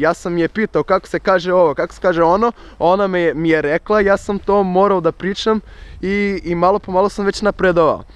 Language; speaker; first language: Serbian; non-native, fluent; Portuguese